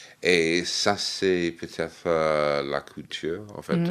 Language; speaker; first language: French; non-native, fluent; English